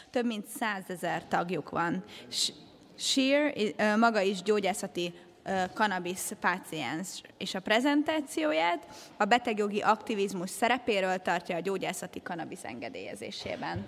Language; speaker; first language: Hungarian; native; Hungarian